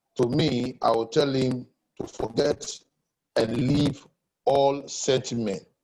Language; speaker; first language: English; non-native, local second language; Yoruba